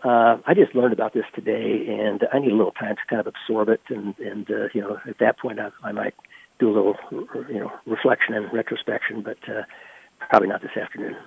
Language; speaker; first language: English; native; English